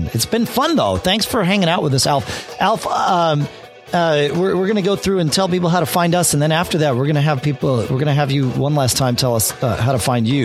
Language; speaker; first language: English; native; English